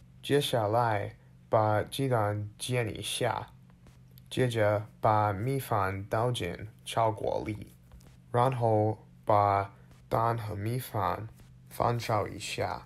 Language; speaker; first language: Chinese; non-native, learner; English